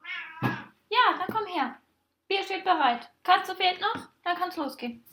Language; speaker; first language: German; native; German